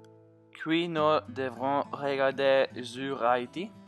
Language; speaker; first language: French; non-native, learner; Norwegian